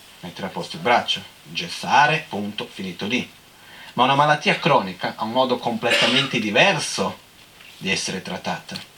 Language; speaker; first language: Italian; non-native, fluent; Portuguese